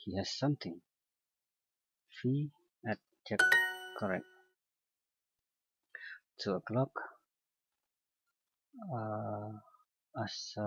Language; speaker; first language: English; non-native, learner; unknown